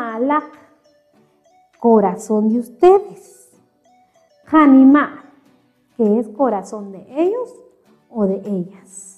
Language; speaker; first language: Spanish; non-native, local second language; Kʼicheʼ